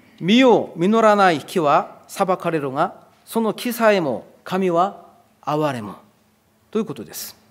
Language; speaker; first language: Japanese; non-native, fluent; Korean